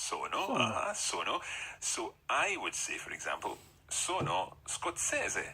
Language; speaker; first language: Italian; non-native, fluent; English